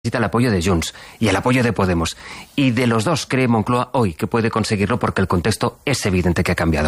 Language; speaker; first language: Spanish; native; Spanish